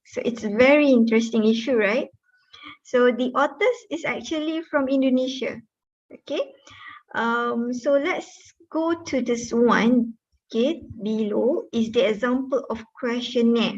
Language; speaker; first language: English; non-native, local second language; Malay